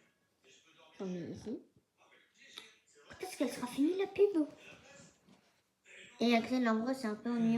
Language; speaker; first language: French; native; French